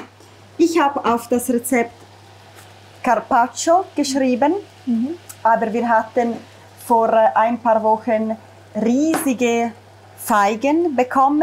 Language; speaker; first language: German; non-native, fluent; Italian